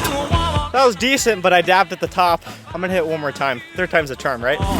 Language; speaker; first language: English; native; English